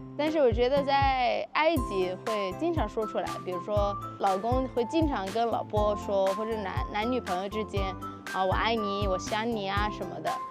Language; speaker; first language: Chinese; non-native, fluent; Arabic